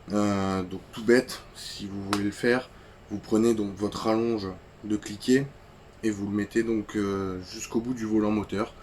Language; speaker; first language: French; native; French